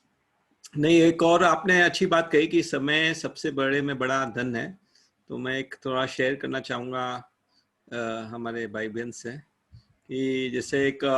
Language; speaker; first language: Hindi; native; Hindi